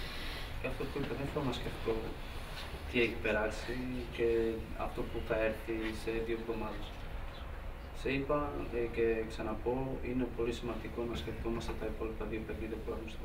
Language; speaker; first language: Greek; non-native, learner; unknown